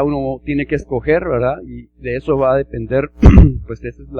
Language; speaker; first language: Spanish; native; Spanish